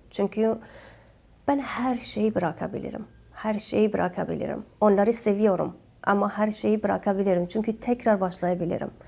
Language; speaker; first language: Turkish; non-native, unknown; Kurdish